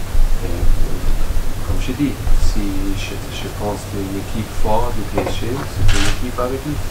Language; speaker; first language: French; non-native, learner; German